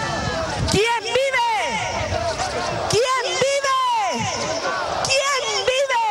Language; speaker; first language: Spanish; native; Spanish